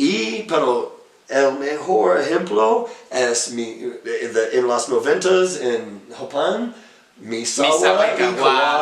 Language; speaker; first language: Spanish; non-native, learner; English